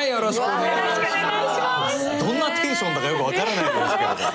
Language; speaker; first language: Japanese; native; Japanese